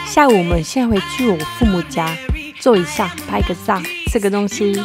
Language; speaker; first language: Chinese; non-native, fluent; French